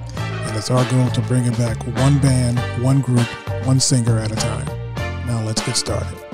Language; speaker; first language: English; native; English